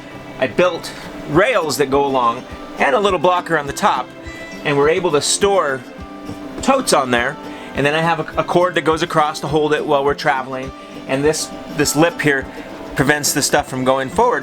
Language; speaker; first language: English; native; English